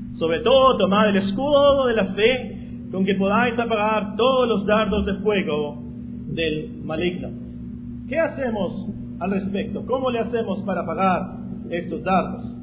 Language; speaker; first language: Spanish; non-native, fluent; English